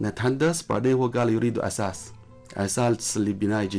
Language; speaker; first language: Arabic; non-native, learner; Chinese